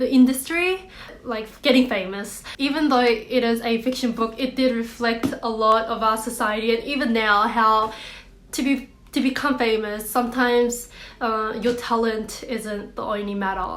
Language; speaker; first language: English; non-native, fluent; Korean